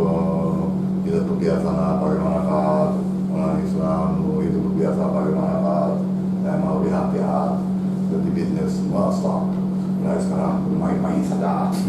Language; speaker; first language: Indonesian; non-native, learner; Japanese